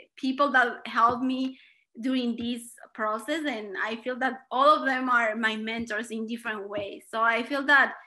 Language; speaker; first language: English; non-native, fluent; Spanish